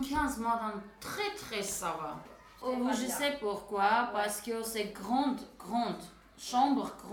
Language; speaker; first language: French; non-native, learner; Armenian